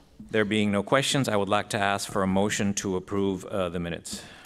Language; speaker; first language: English; non-native, local second language; Spanish